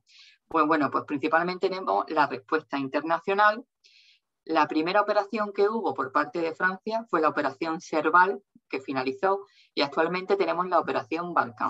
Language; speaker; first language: Spanish; native; Spanish